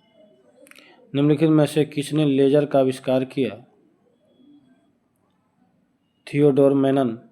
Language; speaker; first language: Hindi; native; Hindi